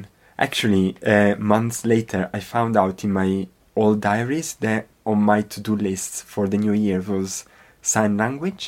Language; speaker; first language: English; non-native, fluent; Italian